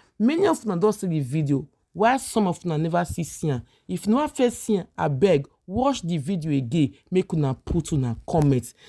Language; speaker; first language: Nigerian Pidgin; native; Nigerian Pidgin